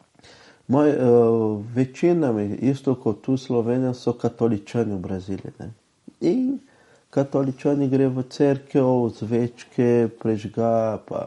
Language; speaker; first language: Slovenian; non-native, fluent; Portuguese